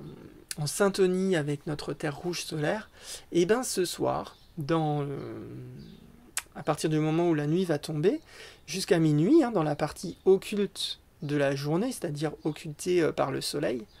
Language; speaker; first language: French; native; French